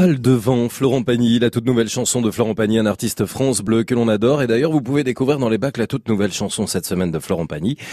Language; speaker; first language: French; native; French